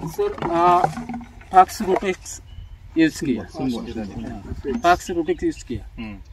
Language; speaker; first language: Hindi; non-native, local second language; Marathi